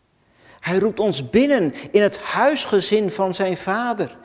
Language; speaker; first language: Dutch; native; Dutch